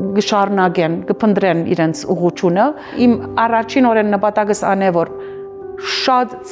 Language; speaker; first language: Armenian; early bilingual, heritage; Armenian